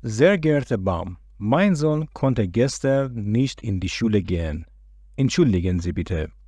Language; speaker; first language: German; non-native, fluent; Persian